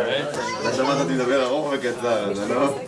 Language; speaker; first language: Hebrew; non-native, learner; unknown